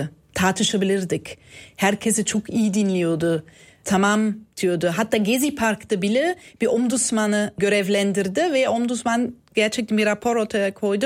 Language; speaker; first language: Turkish; non-native, fluent; German